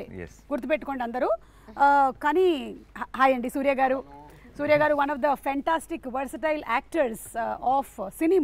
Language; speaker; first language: Telugu; native; Telugu